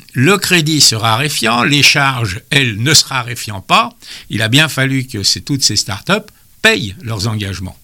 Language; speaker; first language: French; native; French